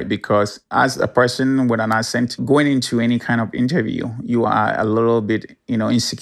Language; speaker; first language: English; non-native, local second language; Ewe